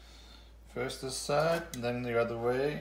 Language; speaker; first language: English; non-native, fluent; Danish